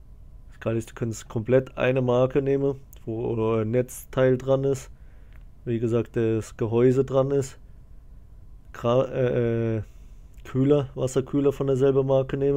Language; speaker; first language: German; native; German